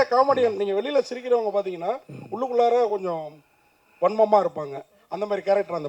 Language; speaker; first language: Tamil; native; Tamil